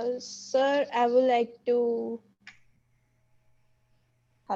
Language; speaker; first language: English; non-native, local second language; Hindi